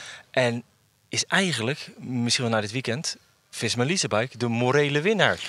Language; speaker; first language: Dutch; native; Dutch